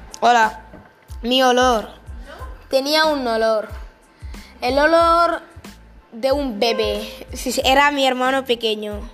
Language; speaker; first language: Spanish; non-native, learner; French